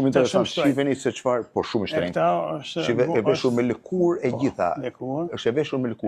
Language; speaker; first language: Albanian; native; Albanian